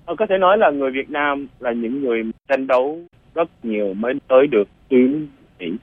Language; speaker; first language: Vietnamese; early bilingual, other home language; English